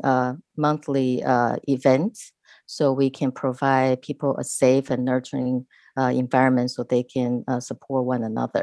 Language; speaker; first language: English; non-native, fluent; Chinese